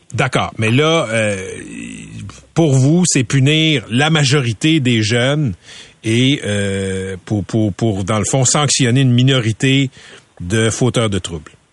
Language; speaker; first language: French; native; French